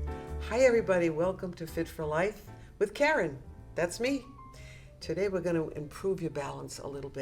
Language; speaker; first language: English; native; English